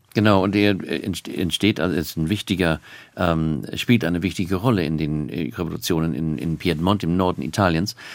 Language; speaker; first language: German; non-native, fluent; English